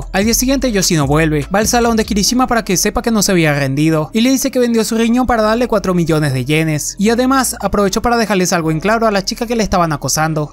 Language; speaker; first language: Spanish; native; Spanish